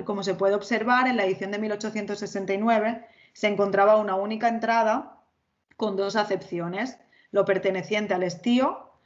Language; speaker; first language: Spanish; native; Spanish